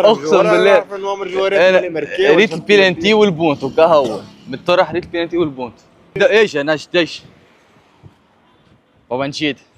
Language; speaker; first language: Arabic; native; Arabic